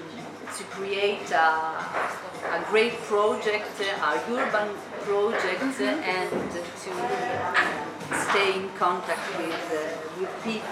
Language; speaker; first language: English; non-native, fluent; Italian